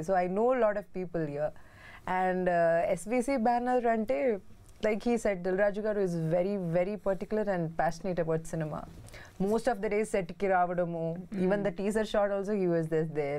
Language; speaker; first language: Telugu; non-native, fluent; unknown